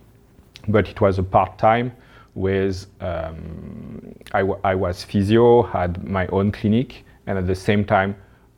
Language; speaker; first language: English; non-native, learner; French